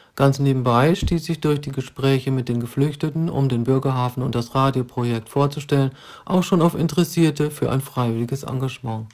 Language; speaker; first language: German; native; German